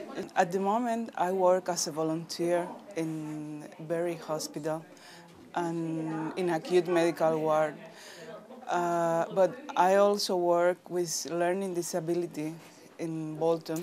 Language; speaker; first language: English; non-native, learner; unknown